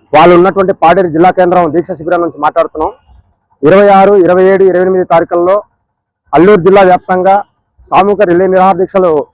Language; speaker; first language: Telugu; native; Telugu